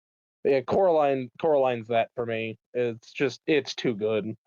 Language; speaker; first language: English; native; English